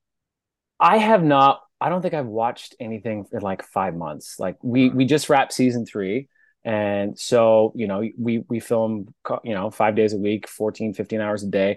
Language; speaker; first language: English; native; English